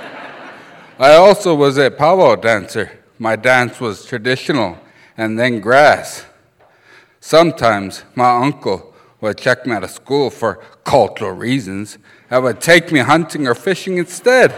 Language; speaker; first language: English; early bilingual, other home language; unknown